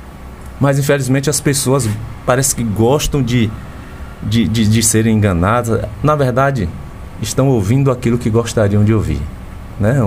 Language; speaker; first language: Portuguese; native; Portuguese